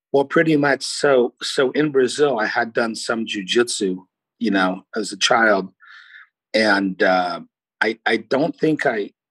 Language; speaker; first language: English; early bilingual, other home language; Portuguese